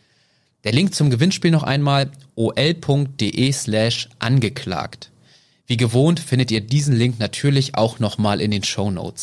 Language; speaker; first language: German; native; German